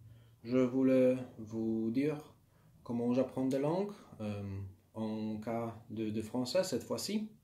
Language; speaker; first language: French; non-native, learner; Polish